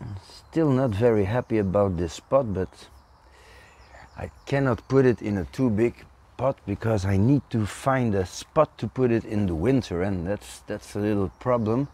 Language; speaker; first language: English; non-native, fluent; Dutch